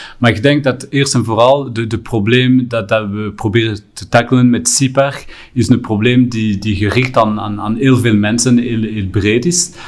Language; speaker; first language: Dutch; non-native, local second language; French